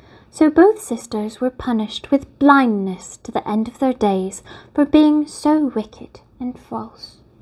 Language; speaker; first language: English; native; English